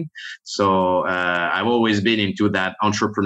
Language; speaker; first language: English; non-native, fluent; French